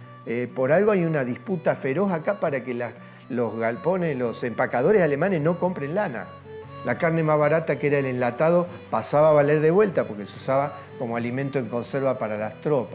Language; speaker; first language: Spanish; native; Spanish